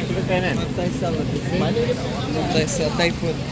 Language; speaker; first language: English; non-native, learner; Russian